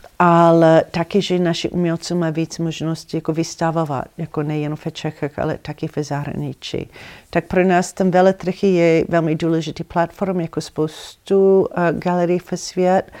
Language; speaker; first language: Czech; non-native, fluent; English